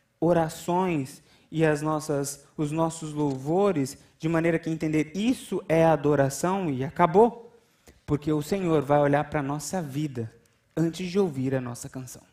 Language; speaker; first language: Portuguese; native; Portuguese